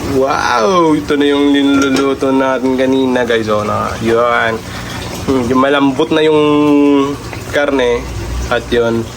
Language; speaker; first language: Filipino; non-native, local second language; Hiligaynon